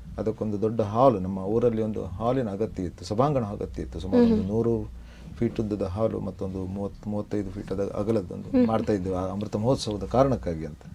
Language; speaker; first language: Kannada; non-native, local second language; Tulu